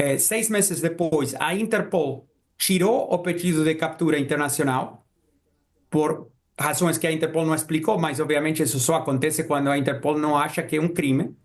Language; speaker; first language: Portuguese; non-native, fluent; Spanish